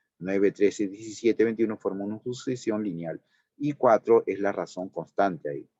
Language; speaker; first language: Spanish; native; Spanish